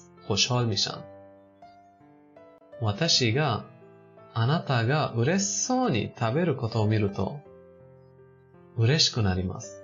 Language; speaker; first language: Japanese; non-native, fluent; Persian